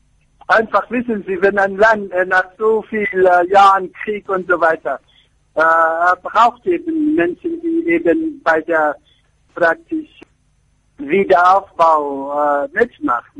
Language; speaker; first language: German; non-native, fluent; Persian